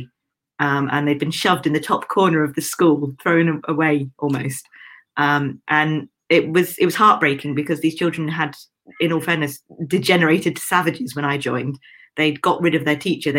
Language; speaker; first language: English; native; English